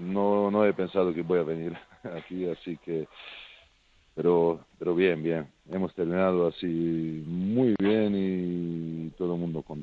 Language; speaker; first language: Spanish; non-native, fluent; Serbian